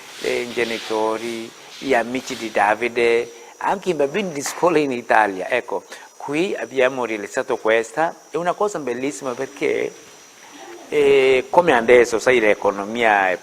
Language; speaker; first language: Italian; non-native, fluent; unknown